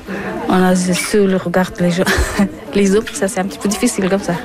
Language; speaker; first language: French; non-native, learner; Persian